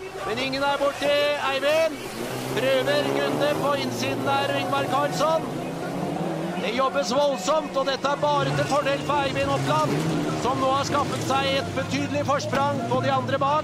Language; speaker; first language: Norwegian; native; Norwegian